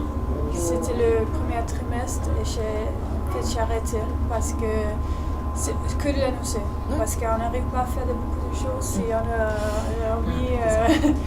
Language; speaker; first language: French; non-native, learner; Danish